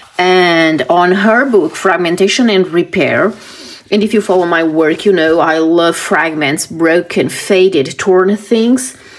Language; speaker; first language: English; non-native, fluent; Portuguese